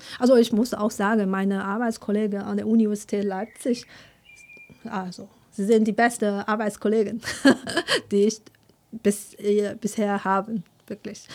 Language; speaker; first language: German; non-native, fluent; Chinese